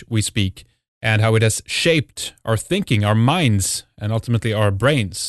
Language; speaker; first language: English; non-native, fluent; Swedish